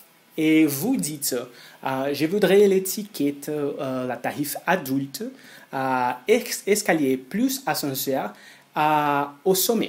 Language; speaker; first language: French; non-native, fluent; Portuguese